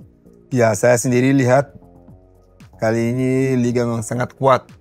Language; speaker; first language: Indonesian; non-native, learner; Portuguese